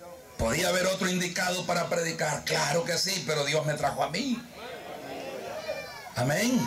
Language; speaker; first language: Spanish; native; Spanish